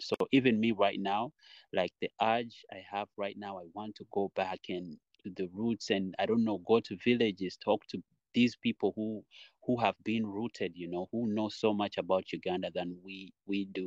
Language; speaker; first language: English; non-native, local second language; Nyankole